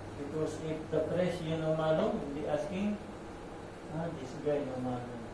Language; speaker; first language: English; non-native, learner; Filipino